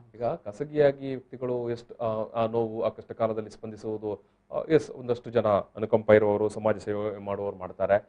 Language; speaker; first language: Kannada; non-native, local second language; Tulu